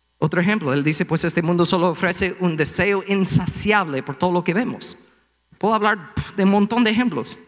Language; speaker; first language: Spanish; non-native, fluent; English